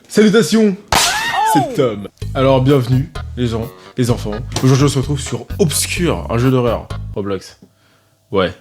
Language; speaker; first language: French; native; French